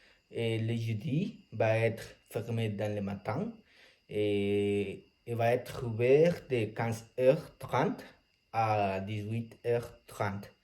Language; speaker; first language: French; non-native, learner; Spanish